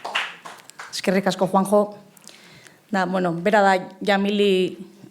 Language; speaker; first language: Basque; native; Basque